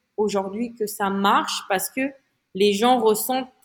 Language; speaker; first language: French; non-native, local second language; Malagasy